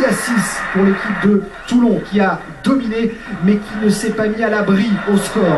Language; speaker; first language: French; native; French